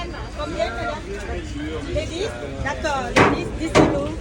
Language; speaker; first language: French; non-native, learner; Thai